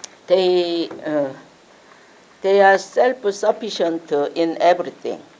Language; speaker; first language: English; non-native, learner; Korean